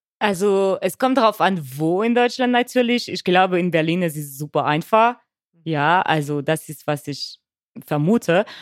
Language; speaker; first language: German; non-native, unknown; French